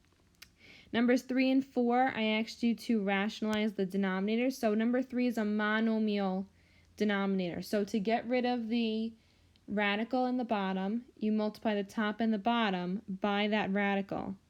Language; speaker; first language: English; native; English